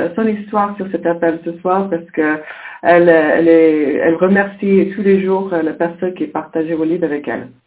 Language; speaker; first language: French; native; French